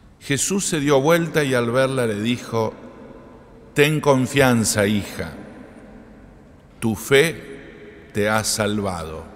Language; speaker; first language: Spanish; native; Spanish